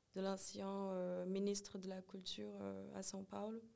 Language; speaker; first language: French; non-native, fluent; Portuguese